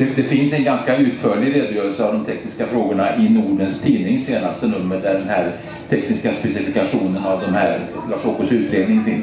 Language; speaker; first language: Swedish; native; Swedish